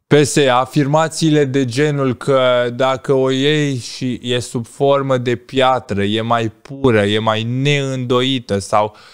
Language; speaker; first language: Romanian; native; Romanian